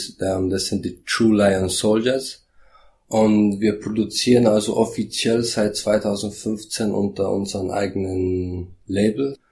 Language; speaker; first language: German; early bilingual, heritage; German